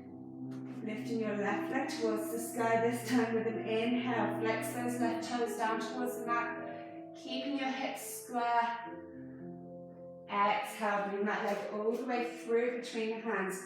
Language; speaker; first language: English; native; English